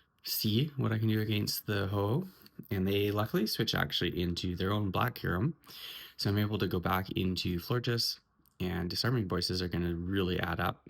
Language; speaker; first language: English; native; English